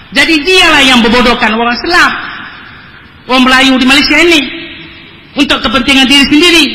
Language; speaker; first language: Malay; non-native, local second language; Tamil